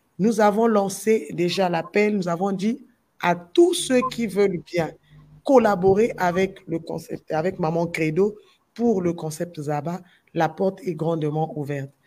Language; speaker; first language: French; non-native, local second language; Lingala